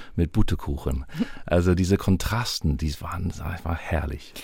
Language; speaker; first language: German; non-native, fluent; English